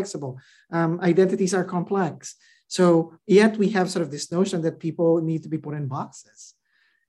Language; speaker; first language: English; non-native, local second language; Filipino